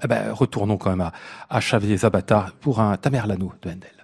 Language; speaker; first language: French; native; French